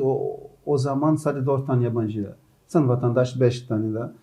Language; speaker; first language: Turkish; non-native, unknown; Portuguese